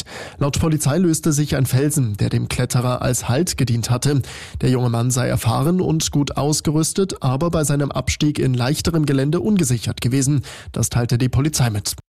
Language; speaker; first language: German; native; German